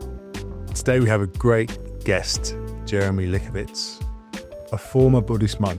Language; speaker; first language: English; native; English